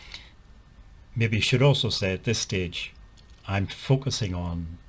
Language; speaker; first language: English; native; English